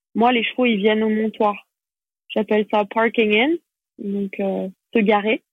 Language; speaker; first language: French; native; French